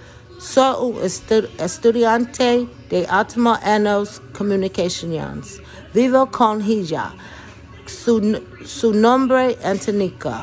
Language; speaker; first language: Spanish; non-native, learner; English